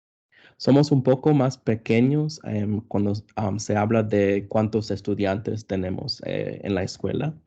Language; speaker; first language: Spanish; early bilingual, other home language; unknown